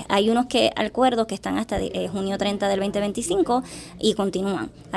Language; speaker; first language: Spanish; native; Spanish